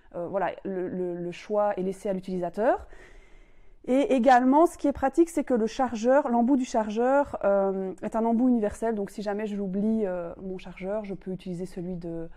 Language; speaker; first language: French; native; French